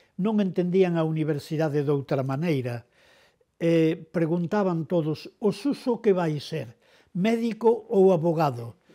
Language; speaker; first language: Galician; non-native, local second language; Spanish